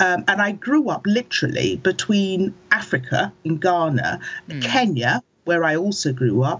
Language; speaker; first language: English; early bilingual, other home language; Akan